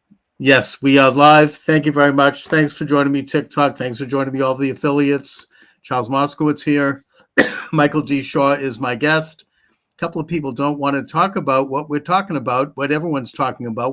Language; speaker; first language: English; native; English